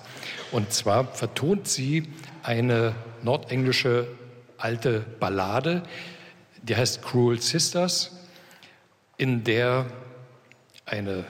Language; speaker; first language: German; native; German